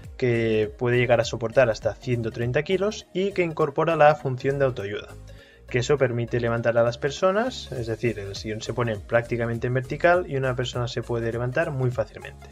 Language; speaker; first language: Spanish; native; Spanish